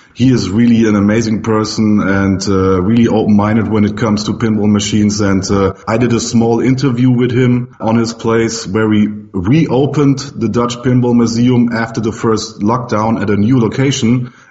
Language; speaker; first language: English; non-native, fluent; German